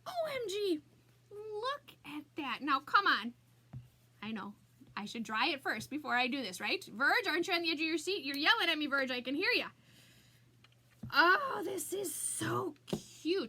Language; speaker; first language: English; native; English